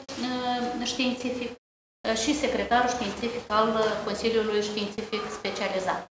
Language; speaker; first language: Romanian; native; Romanian